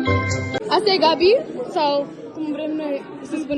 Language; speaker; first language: Romanian; early bilingual, heritage; Romanian